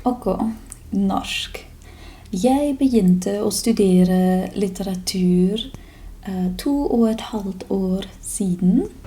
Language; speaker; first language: Norwegian; non-native, fluent; German